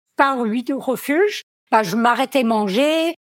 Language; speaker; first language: French; non-native, fluent; English